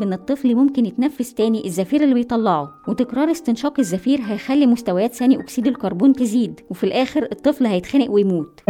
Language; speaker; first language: Arabic; native; Arabic